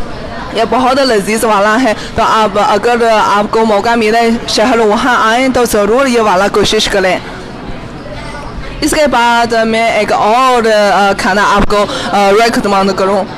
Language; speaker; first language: Hindi; non-native, fluent; Chinese